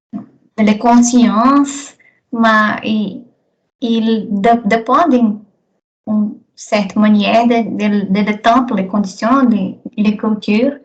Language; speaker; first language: French; non-native, learner; Portuguese